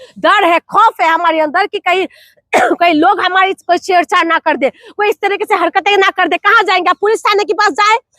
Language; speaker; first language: Hindi; non-native, local second language; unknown